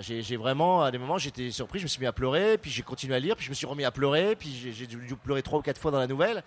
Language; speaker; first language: French; native; French